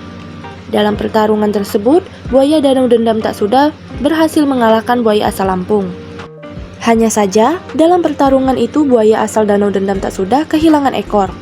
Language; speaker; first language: Indonesian; native; Indonesian